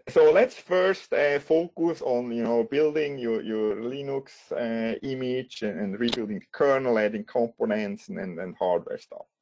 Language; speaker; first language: English; non-native, fluent; German